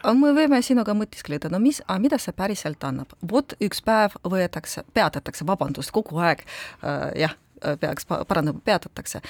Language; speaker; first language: Estonian; non-native, local second language; Russian